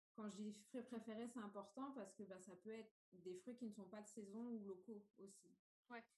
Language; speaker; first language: French; native; French